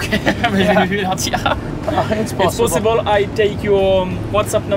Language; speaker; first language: English; non-native, learner; French